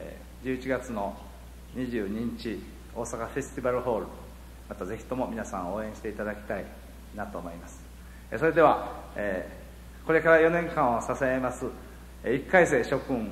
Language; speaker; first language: Japanese; native; Japanese